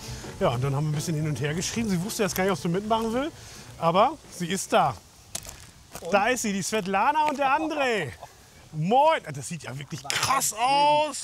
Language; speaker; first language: German; native; German